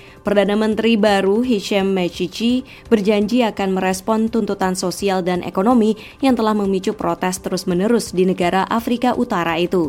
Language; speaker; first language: Indonesian; native; Indonesian